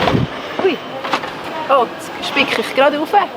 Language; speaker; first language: German; native; German